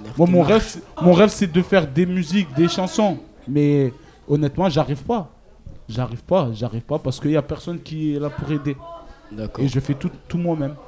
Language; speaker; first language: French; native; French